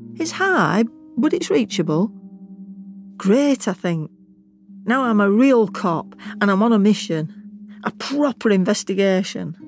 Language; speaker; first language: English; native; English